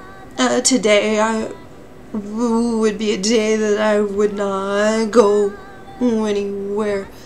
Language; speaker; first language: English; native; English